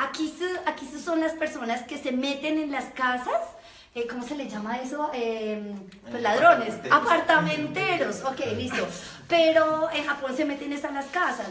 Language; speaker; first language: Spanish; native; Spanish